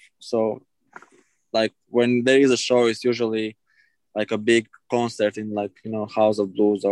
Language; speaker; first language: English; non-native, fluent; Albanian